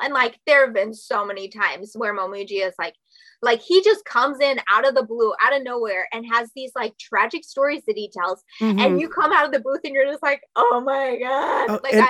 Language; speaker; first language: English; native; English